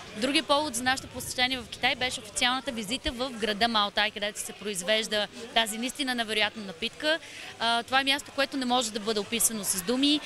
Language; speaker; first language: Bulgarian; native; Bulgarian